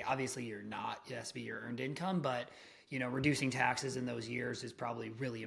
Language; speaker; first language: English; native; English